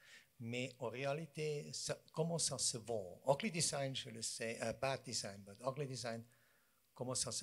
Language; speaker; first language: French; non-native, fluent; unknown